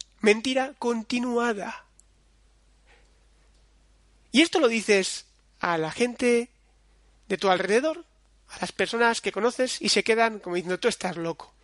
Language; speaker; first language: Spanish; native; Spanish